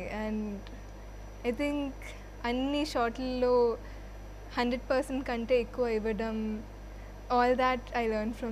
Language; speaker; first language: Telugu; non-native, fluent; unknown